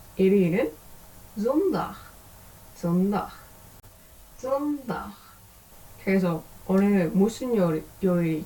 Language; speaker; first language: Korean; non-native, learner; Dutch